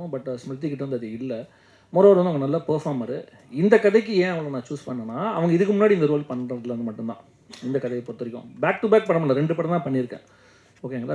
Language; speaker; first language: Tamil; native; Tamil